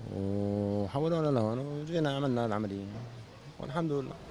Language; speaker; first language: Arabic; native; Arabic